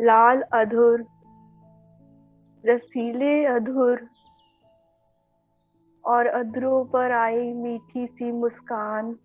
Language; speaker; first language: Hindi; native; Hindi